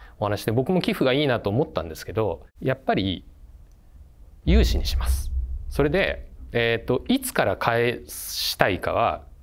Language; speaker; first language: Japanese; native; Japanese